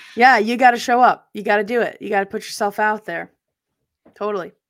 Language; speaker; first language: English; native; English